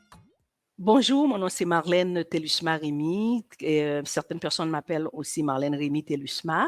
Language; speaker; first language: French; non-native, local second language; Haitian Creole